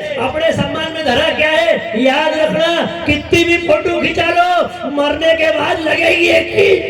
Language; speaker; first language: Hindi; native; Hindi